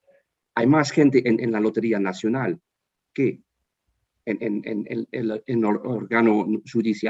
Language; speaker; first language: Spanish; non-native, fluent; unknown